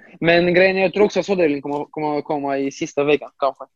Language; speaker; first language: Swedish; non-native, fluent; Romanian